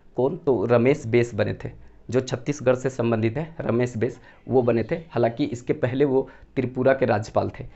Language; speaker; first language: Hindi; native; Hindi